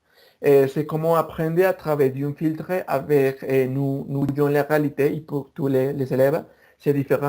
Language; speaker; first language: French; non-native, learner; Spanish